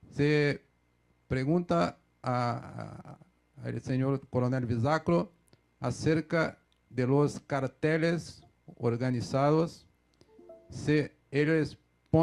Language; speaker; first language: Spanish; non-native, fluent; Portuguese